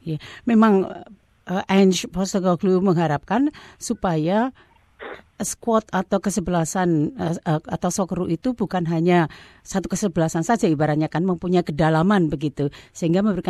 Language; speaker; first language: Indonesian; native; Indonesian